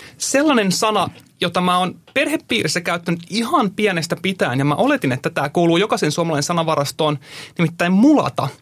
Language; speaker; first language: Finnish; native; Finnish